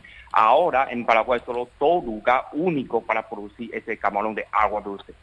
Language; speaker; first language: Spanish; non-native, learner; Chinese